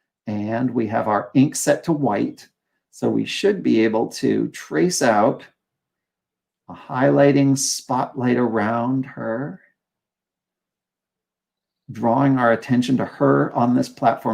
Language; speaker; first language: English; native; English